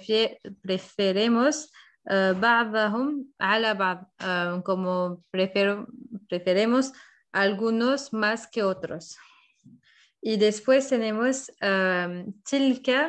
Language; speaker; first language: Spanish; non-native, fluent; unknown